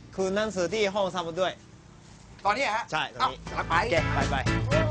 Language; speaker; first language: Thai; non-native, fluent; Japanese